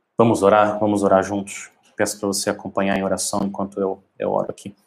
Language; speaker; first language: Portuguese; native; Portuguese